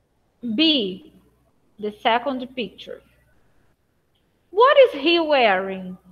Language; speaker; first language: English; non-native, fluent; Portuguese